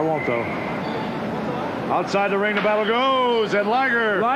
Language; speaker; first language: English; native; English